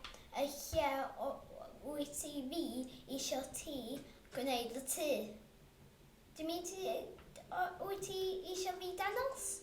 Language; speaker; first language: Welsh; non-native, local second language; English